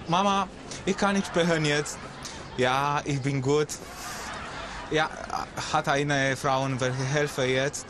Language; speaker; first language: German; non-native, learner; Romanian